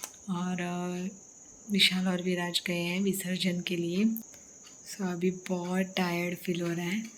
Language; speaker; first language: Hindi; non-native, local second language; Konkani